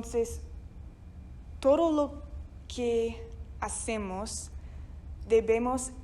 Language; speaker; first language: Spanish; non-native, fluent; English